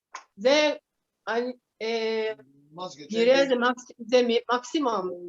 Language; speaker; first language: Hebrew; non-native, learner; Japanese